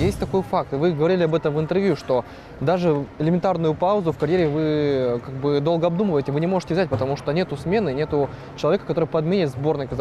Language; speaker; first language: Russian; native; Russian